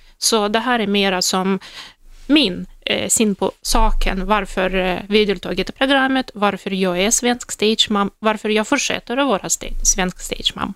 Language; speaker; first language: Swedish; non-native, fluent; Russian